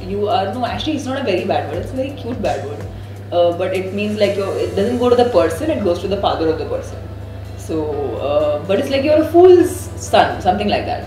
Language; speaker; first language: English; non-native, local second language; Sindhi